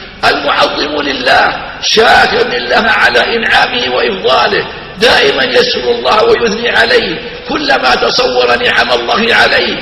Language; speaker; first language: Arabic; native; Arabic